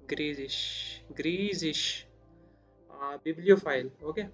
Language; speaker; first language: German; non-native, learner; Spanish